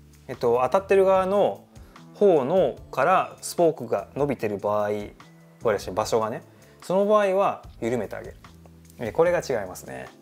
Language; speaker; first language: Japanese; native; Japanese